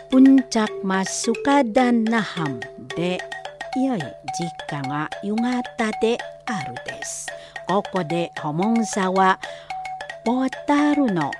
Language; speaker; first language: Japanese; non-native, learner; Indonesian